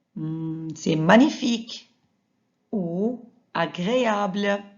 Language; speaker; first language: French; non-native, fluent; Arabic